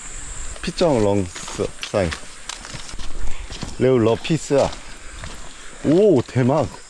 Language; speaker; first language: Thai; non-native, fluent; Korean